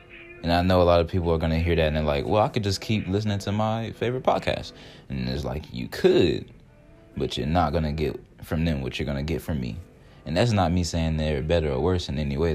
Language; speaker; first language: English; native; English